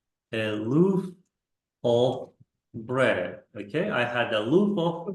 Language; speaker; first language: English; non-native, fluent; Kazakh